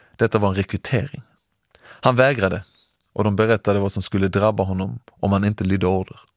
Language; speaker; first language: Swedish; early bilingual, other home language; Persian